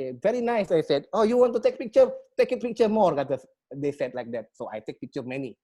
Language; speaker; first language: English; non-native, learner; Indonesian